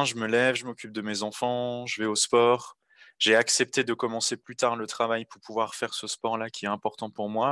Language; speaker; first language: French; native; French